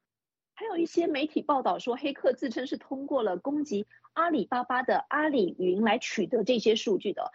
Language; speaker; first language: Chinese; native; Chinese